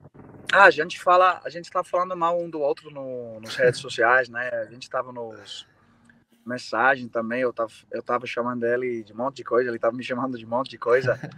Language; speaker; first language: Portuguese; non-native, fluent; English